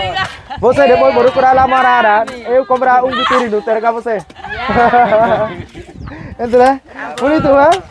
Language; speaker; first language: Portuguese; non-native, learner; Vietnamese